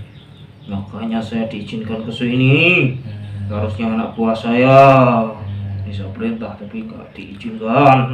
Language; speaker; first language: Indonesian; non-native, local second language; Javanese